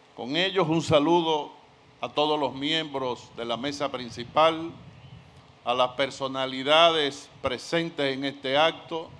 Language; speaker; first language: Spanish; native; Spanish